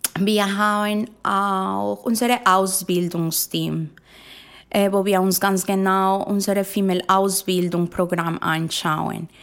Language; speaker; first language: German; non-native, fluent; Spanish